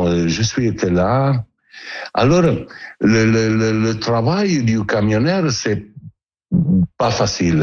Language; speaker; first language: French; non-native, learner; Italian